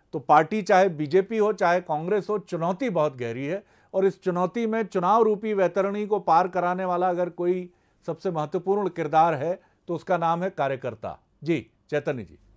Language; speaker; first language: Hindi; native; Hindi